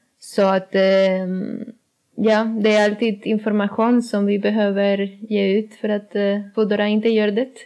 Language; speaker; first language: Swedish; non-native, learner; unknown